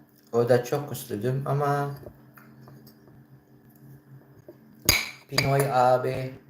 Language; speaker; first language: Turkish; non-native, learner; Filipino